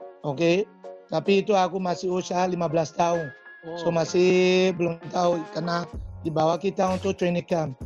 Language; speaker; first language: Indonesian; non-native, fluent; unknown